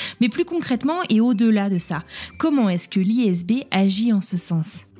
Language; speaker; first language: French; native; French